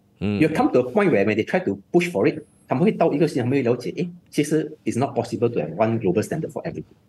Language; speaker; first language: English; non-native, local second language; Chinese